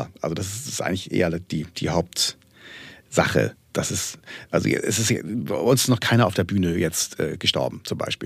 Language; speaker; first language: German; native; German